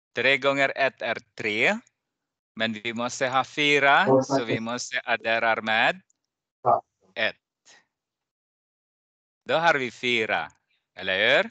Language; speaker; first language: Swedish; non-native, fluent; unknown